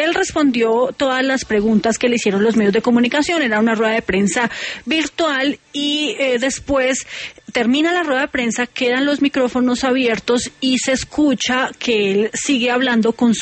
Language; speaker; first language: Spanish; native; Spanish